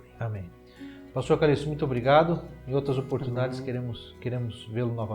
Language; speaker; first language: Portuguese; native; Portuguese